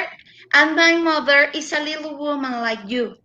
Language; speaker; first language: English; non-native, learner; Spanish